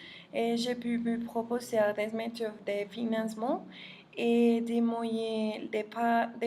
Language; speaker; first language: French; non-native, learner; Spanish